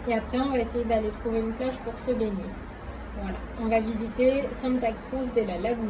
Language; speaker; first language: French; native; French